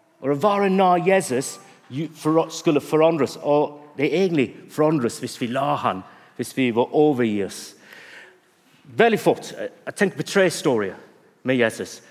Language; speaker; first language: Norwegian; non-native, fluent; English